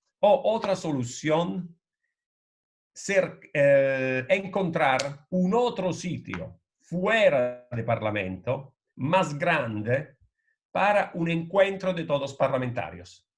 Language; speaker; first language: Spanish; non-native, fluent; Italian